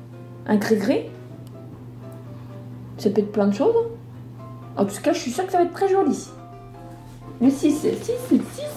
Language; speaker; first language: French; native; French